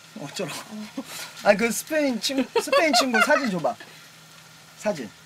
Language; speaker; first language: Korean; native; Korean